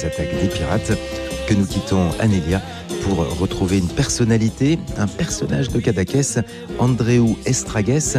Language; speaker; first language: French; native; French